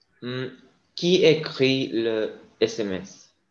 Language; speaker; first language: French; non-native, learner; English